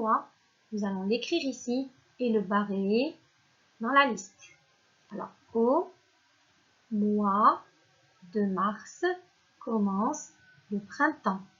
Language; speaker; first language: French; non-native, local second language; Arabic